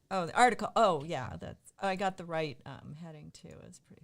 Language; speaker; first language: English; native; English